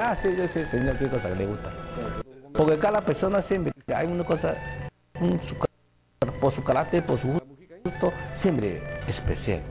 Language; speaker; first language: Spanish; non-native, learner; Cantonese